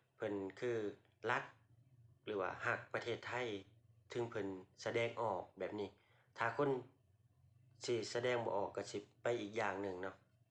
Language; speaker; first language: Thai; non-native, local second language; Lao